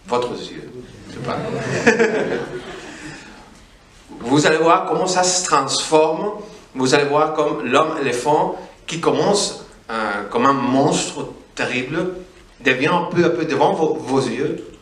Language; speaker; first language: French; non-native, fluent; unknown